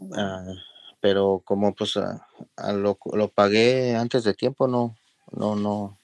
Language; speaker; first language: Spanish; native; Spanish